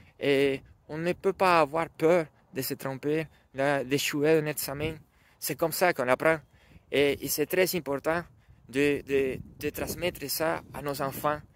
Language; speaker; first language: French; non-native, learner; Spanish